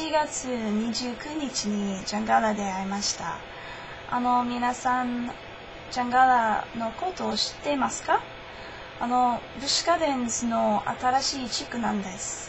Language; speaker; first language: Japanese; non-native, learner; English